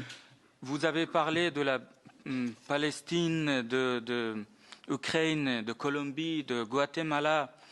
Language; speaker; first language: French; non-native, fluent; Persian